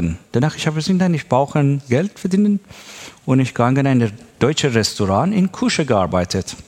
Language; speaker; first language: German; non-native, learner; Persian